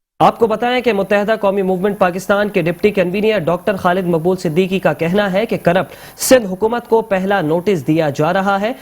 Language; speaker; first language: Urdu; native; Urdu